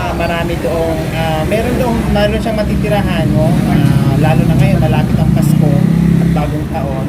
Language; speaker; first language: Filipino; native; Filipino